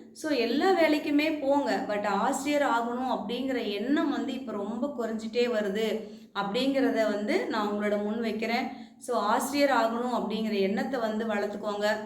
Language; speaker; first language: Tamil; native; Tamil